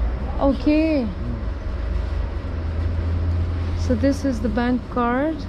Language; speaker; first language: English; non-native, local second language; Urdu